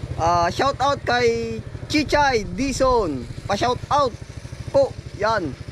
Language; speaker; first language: Filipino; native; Filipino